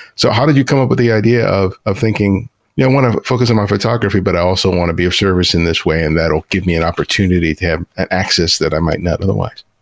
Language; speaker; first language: English; early bilingual, other home language; Spanish